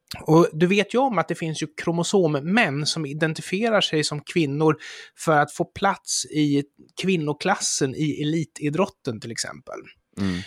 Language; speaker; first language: Swedish; native; Swedish